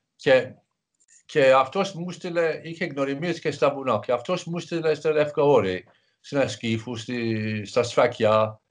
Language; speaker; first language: Greek; non-native, fluent; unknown